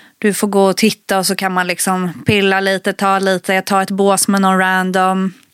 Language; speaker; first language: Swedish; early bilingual, other home language; Spanish